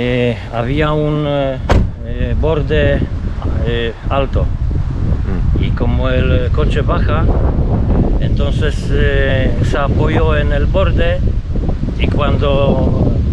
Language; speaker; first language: Spanish; non-native, fluent; Polish